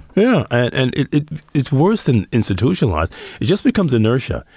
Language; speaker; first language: English; native; English